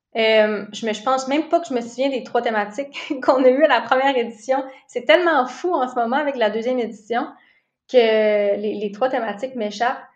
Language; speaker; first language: French; native; French